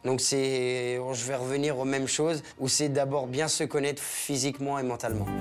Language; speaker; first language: French; native; French